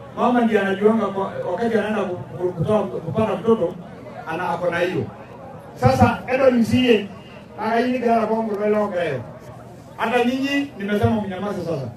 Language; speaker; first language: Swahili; non-native, local second language; Masai